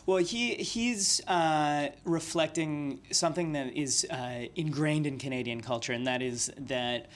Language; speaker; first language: English; native; English